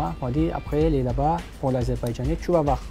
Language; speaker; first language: French; non-native, learner; Azerbaijani